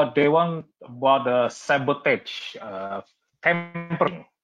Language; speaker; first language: English; non-native, learner; Indonesian